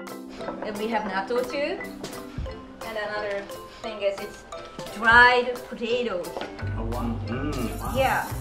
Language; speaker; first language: English; non-native, fluent; Japanese